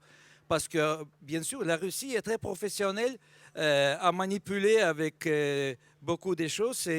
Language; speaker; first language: French; non-native, fluent; Russian